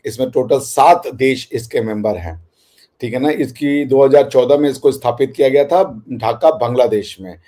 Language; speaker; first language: Hindi; native; Hindi